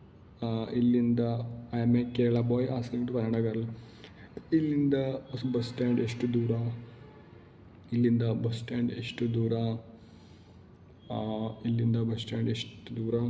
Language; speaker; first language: Kannada; non-native, learner; Malayalam